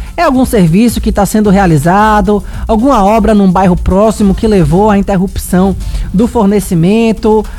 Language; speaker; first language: Portuguese; native; Portuguese